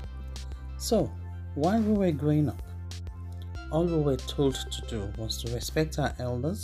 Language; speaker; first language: English; non-native, local second language; Yoruba